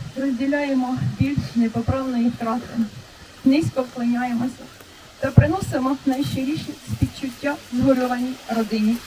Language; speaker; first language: Ukrainian; native; Ukrainian